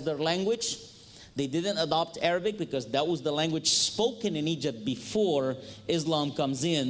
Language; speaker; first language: English; non-native, fluent; Arabic